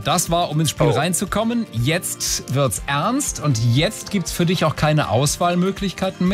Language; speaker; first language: German; native; German